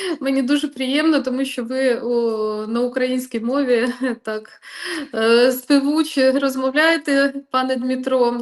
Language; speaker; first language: Ukrainian; non-native, local second language; Russian